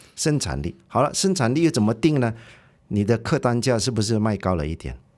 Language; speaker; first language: Chinese; native; Chinese